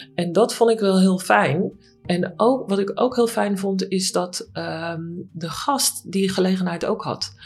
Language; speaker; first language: Dutch; native; Dutch